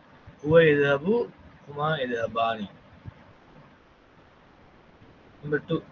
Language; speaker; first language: Arabic; non-native, fluent; Tamil